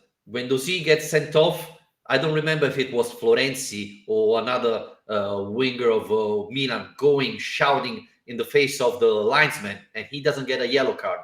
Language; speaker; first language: English; non-native, fluent; Italian